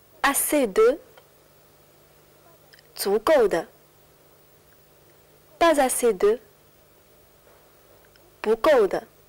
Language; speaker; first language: French; non-native, fluent; Chinese